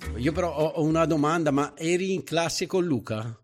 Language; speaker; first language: Italian; native; Italian